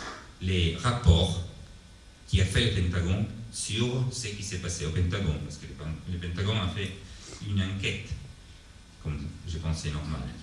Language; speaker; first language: French; non-native, learner; Italian